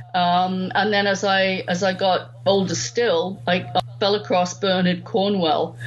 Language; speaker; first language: English; native; English